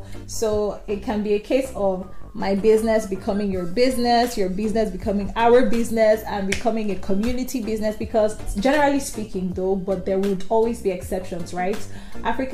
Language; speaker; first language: English; non-native, local second language; Yoruba